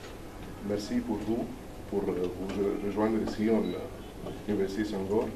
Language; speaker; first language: French; non-native, learner; Arabic